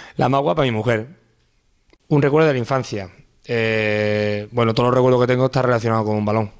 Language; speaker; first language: Spanish; native; Spanish